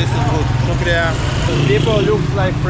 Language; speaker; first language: English; non-native, learner; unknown